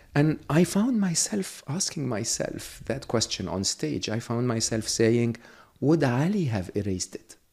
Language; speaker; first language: English; non-native, fluent; Arabic